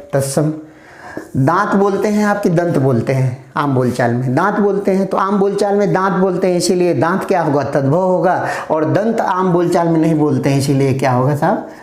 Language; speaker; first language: Hindi; native; Hindi